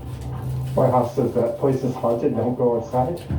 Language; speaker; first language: English; native; English